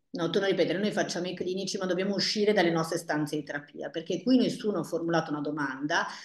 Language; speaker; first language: Italian; native; Italian